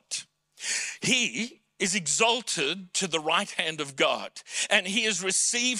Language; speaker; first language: English; native; English